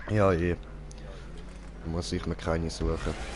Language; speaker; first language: German; native; German